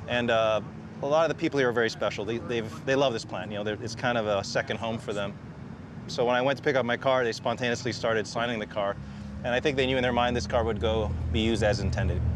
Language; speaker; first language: English; native; English